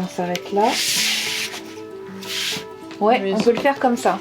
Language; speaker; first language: French; native; French